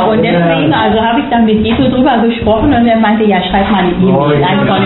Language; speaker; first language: German; non-native, fluent; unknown